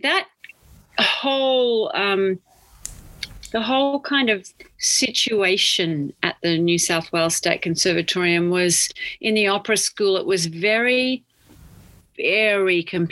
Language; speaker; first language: English; native; English